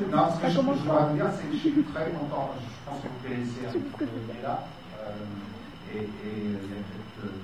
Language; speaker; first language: French; native; French